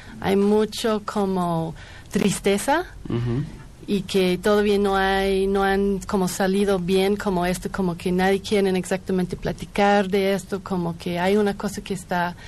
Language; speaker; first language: Spanish; non-native, learner; English